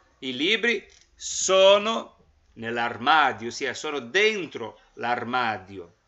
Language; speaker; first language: Italian; non-native, fluent; Portuguese